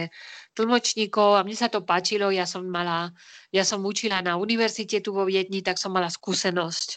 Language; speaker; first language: Slovak; non-native, fluent; Spanish